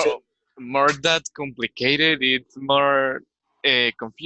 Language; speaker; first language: English; non-native, learner; Spanish